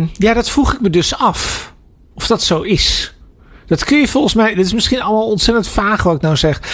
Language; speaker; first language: Dutch; native; Dutch